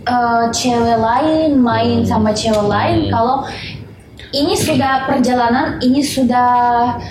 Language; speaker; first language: Indonesian; non-native, learner; Russian